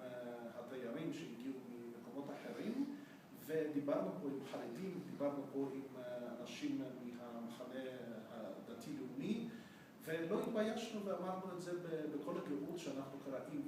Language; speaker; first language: Hebrew; non-native, fluent; Russian